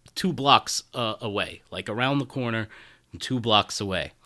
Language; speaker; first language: English; native; English